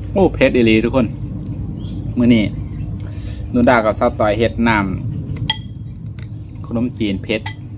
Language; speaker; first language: Thai; native; Thai